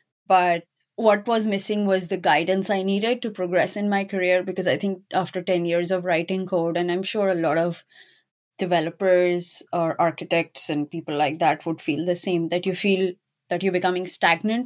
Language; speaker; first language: English; non-native, local second language; Urdu